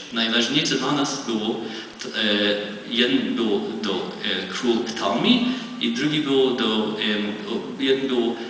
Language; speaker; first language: Polish; non-native, learner; Hebrew